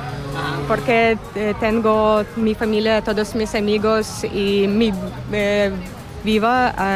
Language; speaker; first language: Spanish; non-native, learner; Ukrainian